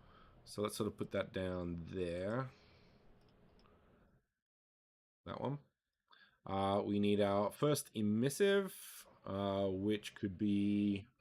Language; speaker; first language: English; native; English